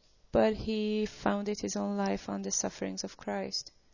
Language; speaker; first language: English; non-native, fluent; Hungarian